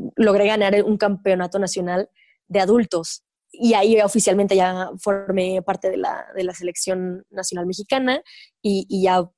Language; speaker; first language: Spanish; native; Spanish